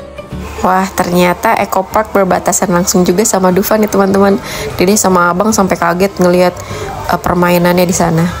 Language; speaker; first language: Indonesian; native; Indonesian